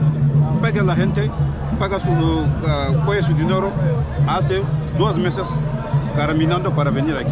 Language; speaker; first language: Spanish; non-native, learner; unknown